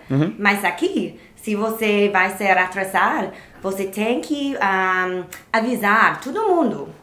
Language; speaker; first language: Portuguese; non-native, learner; English